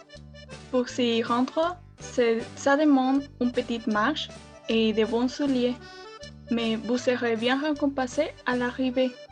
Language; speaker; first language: French; non-native, learner; Spanish